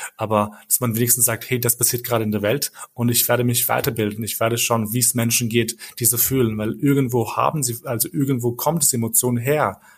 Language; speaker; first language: German; early bilingual, other home language; Albanian